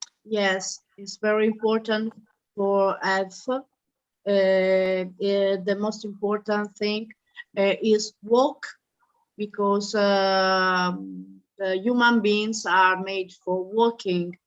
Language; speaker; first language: English; non-native, learner; Italian